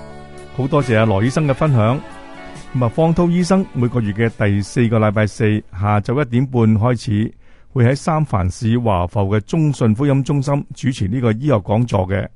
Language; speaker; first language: Chinese; native; Chinese